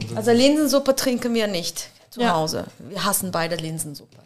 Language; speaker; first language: German; native; German